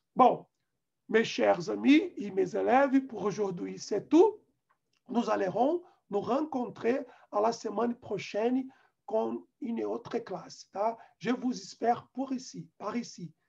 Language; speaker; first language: French; non-native, learner; Portuguese